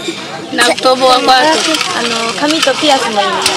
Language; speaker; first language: Japanese; non-native, learner; Swahili